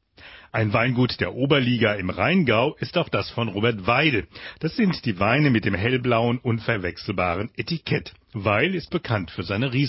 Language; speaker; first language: German; native; German